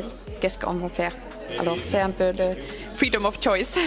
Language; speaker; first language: French; non-native, learner; Finnish